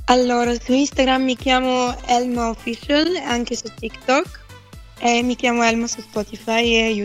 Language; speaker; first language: Italian; non-native, fluent; Bulgarian